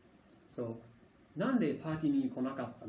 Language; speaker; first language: Japanese; non-native, fluent; English